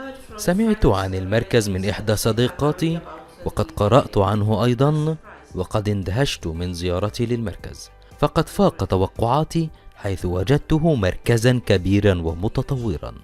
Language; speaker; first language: Arabic; native; Arabic